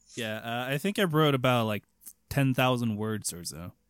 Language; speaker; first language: English; non-native, fluent; Swedish